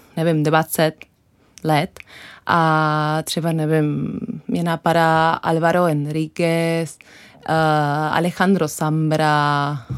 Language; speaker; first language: Czech; non-native, fluent; Spanish